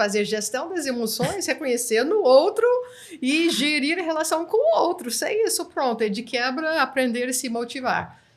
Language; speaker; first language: Portuguese; non-native, fluent; English